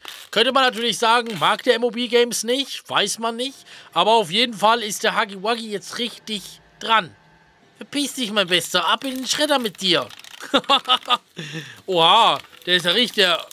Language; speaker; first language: German; native; German